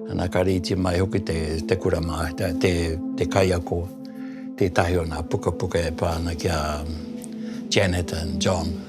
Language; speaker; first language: Māori; native; Māori